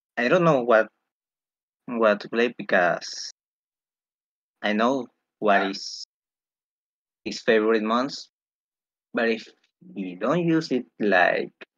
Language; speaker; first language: English; non-native, fluent; Spanish